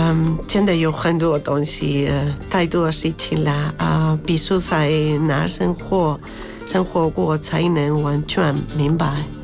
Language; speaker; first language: Chinese; non-native, learner; Spanish